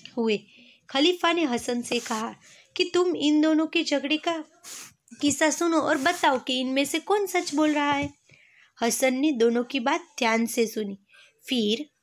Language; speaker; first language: Hindi; non-native, local second language; Gujarati